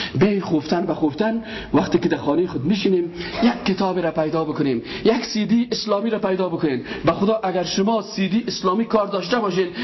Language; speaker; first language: Persian; native; Persian